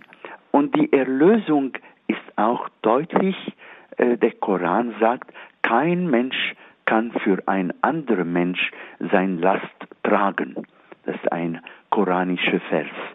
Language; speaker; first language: German; non-native, fluent; Arabic